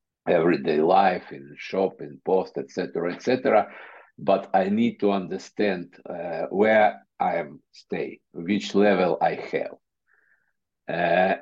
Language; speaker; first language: English; non-native, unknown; Ukrainian